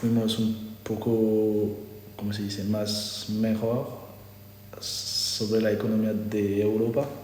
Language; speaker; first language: Spanish; non-native, learner; French